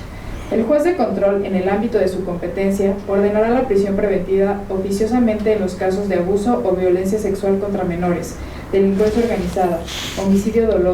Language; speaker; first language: Spanish; native; Spanish